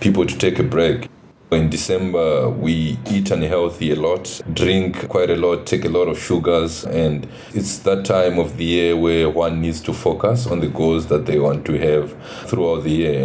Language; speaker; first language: English; non-native, local second language; Shona